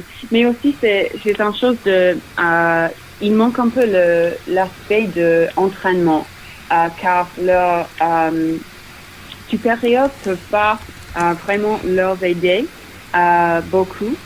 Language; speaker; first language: French; non-native, fluent; English